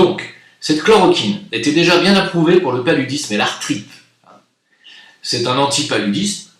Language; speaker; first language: French; native; French